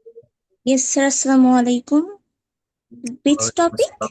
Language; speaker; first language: English; non-native, fluent; Bangla